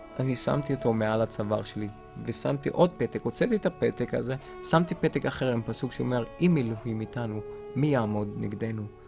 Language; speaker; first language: Hebrew; non-native, local second language; Arabic